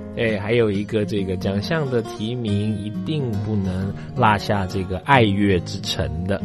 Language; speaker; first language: Chinese; native; Chinese